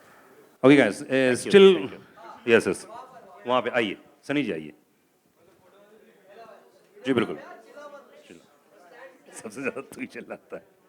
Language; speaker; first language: Hindi; native; Hindi